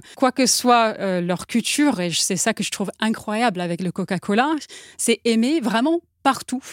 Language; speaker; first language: French; non-native, fluent; English